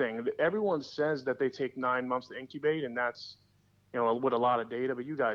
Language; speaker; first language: English; native; English